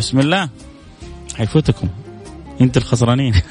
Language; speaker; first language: Arabic; native; Arabic